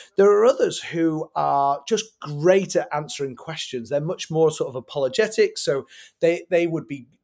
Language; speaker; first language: English; native; English